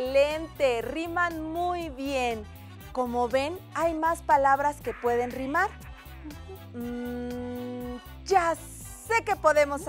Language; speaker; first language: Spanish; native; Spanish